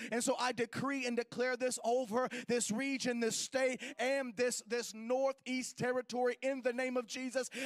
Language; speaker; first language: English; native; English